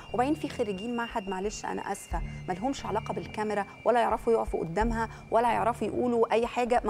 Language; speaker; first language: Arabic; native; Arabic